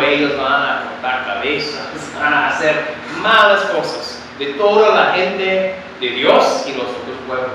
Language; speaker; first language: Spanish; non-native, fluent; English